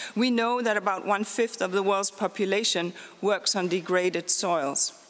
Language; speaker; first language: English; non-native, fluent; Danish